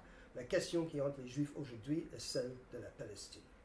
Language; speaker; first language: French; non-native, fluent; English